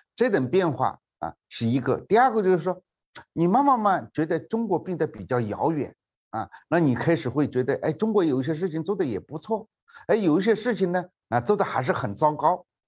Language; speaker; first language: Chinese; native; Chinese